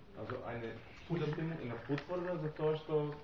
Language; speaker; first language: German; non-native, fluent; Macedonian